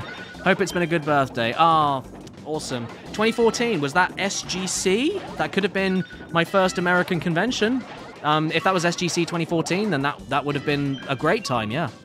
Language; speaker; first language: English; native; English